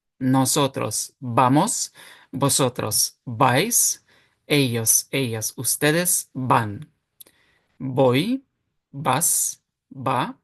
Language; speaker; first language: Spanish; non-native, fluent; Ukrainian